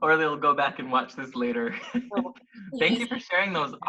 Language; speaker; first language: English; native; English